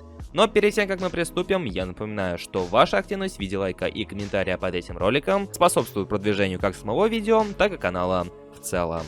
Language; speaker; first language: Russian; native; Russian